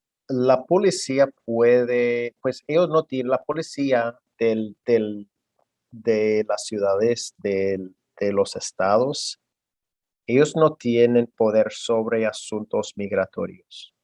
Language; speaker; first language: Spanish; non-native, fluent; English